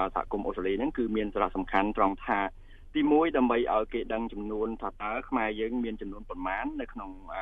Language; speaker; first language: Khmer; native; Khmer